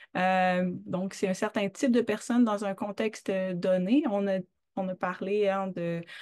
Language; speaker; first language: French; native; French